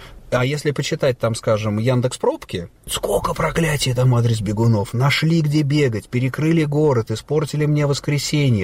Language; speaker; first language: Russian; native; Russian